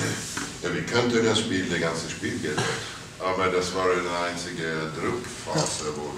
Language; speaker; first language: German; non-native, fluent; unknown